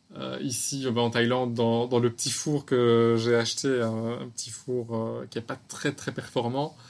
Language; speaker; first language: French; native; French